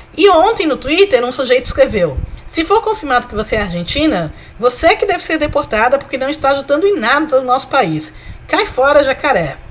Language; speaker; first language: Portuguese; early bilingual, other home language; Spanish